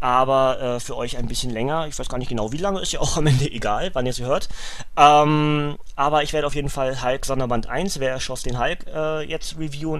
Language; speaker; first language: German; native; German